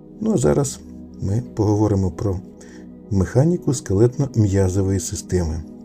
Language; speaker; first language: Ukrainian; native; Ukrainian